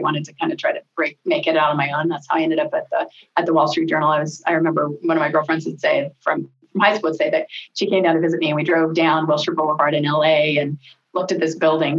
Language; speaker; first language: English; native; English